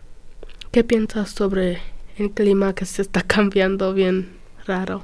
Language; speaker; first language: Spanish; early bilingual, other home language; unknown